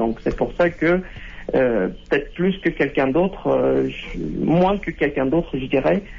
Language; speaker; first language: French; non-native, local second language; Arabic